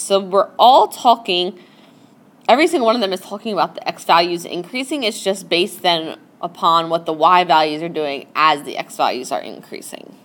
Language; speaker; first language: English; native; English